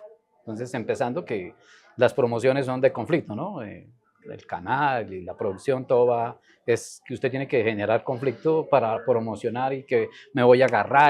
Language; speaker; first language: Spanish; native; Spanish